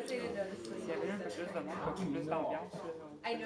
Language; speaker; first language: French; native; French